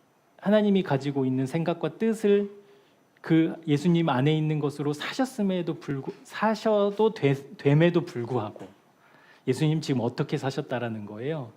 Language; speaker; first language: Korean; native; Korean